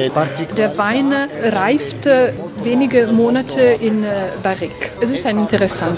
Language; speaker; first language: German; non-native, learner; Italian